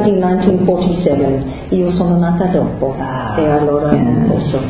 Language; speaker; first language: Italian; early bilingual, heritage; Italian